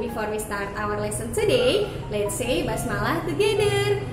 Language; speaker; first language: English; non-native, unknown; Indonesian